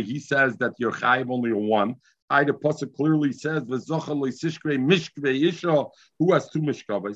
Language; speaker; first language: English; native; English